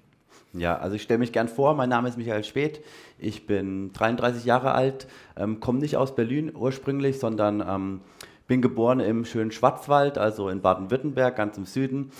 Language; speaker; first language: German; native; German